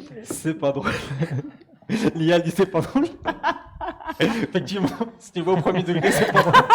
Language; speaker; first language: French; native; French